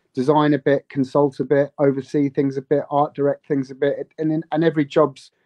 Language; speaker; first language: English; native; English